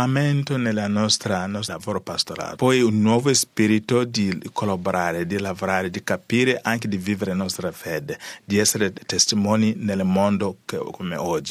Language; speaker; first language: Italian; non-native, learner; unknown